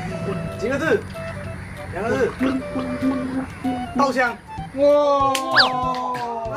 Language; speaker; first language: Chinese; native; Chinese